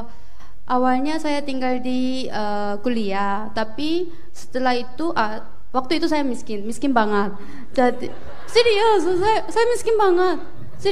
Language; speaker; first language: Indonesian; non-native, fluent; Korean